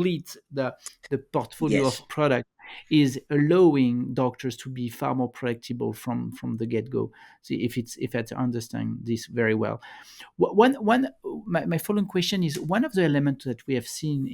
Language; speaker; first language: English; non-native, fluent; French